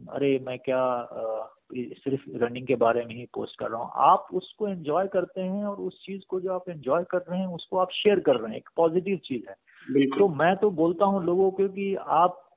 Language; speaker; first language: Hindi; native; Hindi